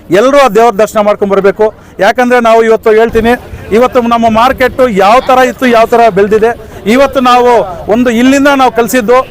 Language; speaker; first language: Kannada; native; Kannada